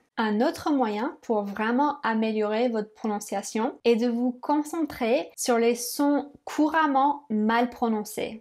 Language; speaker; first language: French; non-native, fluent; English